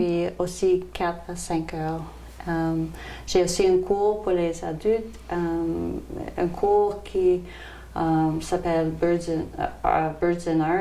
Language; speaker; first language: French; non-native, local second language; English